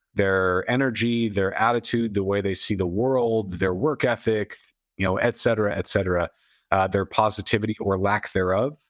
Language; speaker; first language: English; native; English